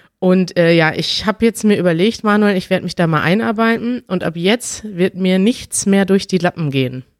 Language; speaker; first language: German; native; German